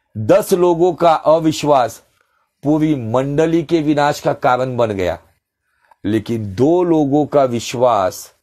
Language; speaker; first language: Hindi; non-native, local second language; Marathi